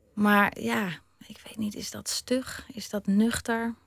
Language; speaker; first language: Dutch; early bilingual, other home language; German